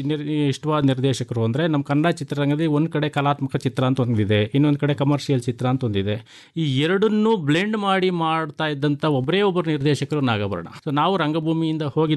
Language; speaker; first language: Kannada; native; Kannada